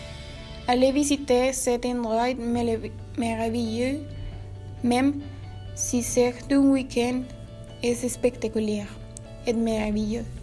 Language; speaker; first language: French; non-native, learner; Spanish